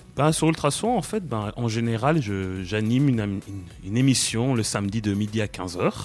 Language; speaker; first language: French; native; French